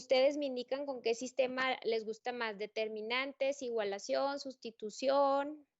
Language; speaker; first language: Spanish; native; Spanish